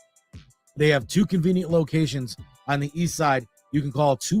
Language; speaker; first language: English; native; English